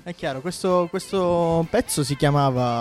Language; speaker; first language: Italian; native; Italian